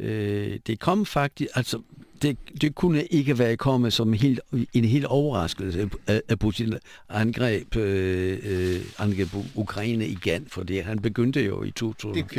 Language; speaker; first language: Danish; non-native, fluent; Polish